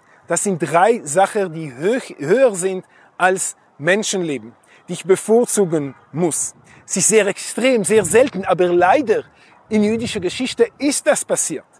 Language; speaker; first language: German; non-native, fluent; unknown